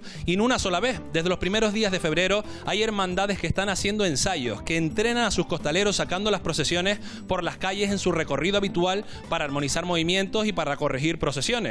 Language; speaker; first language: Spanish; native; Spanish